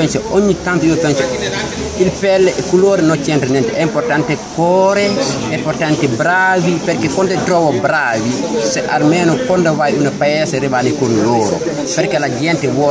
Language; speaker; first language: Italian; non-native, learner; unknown